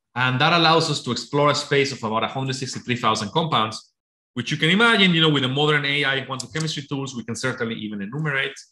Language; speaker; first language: English; non-native, fluent; Spanish